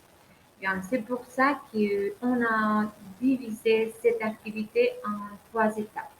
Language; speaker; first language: French; non-native, learner; Spanish